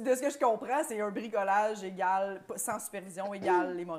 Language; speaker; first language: French; native; French